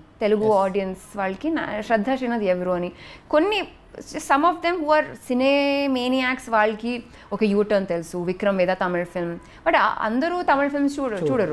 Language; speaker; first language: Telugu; non-native, fluent; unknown